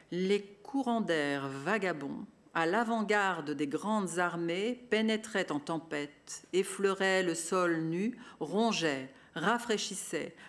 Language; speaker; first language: French; native; French